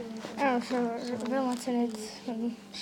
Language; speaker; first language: Welsh; non-native, local second language; English